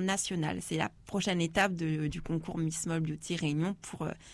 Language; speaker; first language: French; native; French